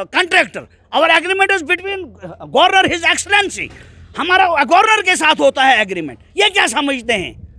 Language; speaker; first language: Hindi; native; Hindi